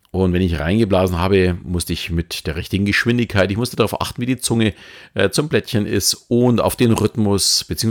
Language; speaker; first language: German; native; German